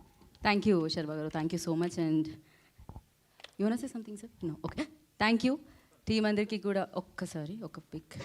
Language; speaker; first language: Telugu; native; Telugu